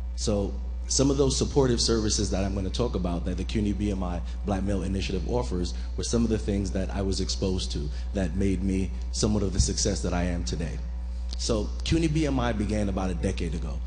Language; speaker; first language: English; native; English